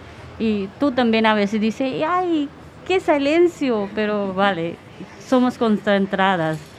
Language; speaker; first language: Spanish; non-native, learner; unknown